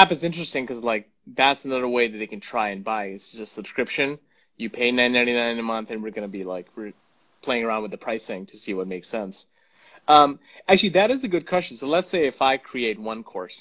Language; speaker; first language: English; non-native, local second language; Punjabi